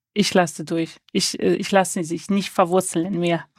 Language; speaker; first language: German; early bilingual, other home language; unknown